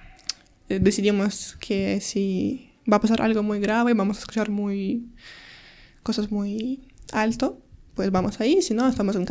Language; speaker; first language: Spanish; non-native, learner; Ukrainian